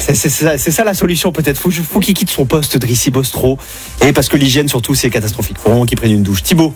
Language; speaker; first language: French; native; French